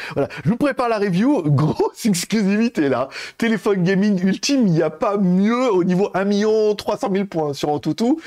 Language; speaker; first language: French; native; French